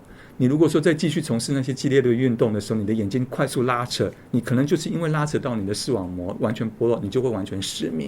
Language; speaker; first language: Chinese; native; Chinese